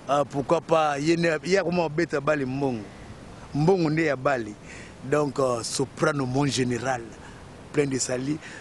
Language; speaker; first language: French; non-native, local second language; Lingala